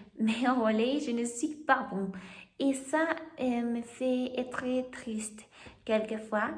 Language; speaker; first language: French; non-native, learner; Spanish